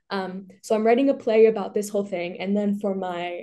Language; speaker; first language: English; native; English